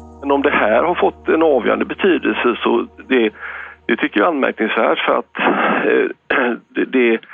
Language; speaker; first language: Swedish; native; Swedish